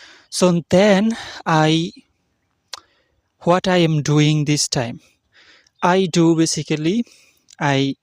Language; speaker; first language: English; non-native, learner; Bangla